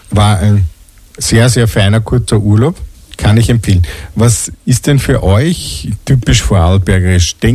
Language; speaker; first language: German; native; German